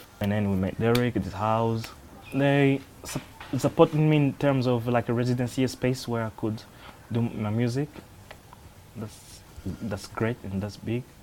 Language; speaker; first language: English; non-native, learner; French